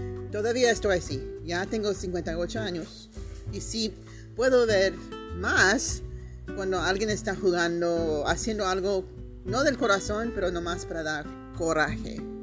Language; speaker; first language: Spanish; early bilingual, heritage; Spanish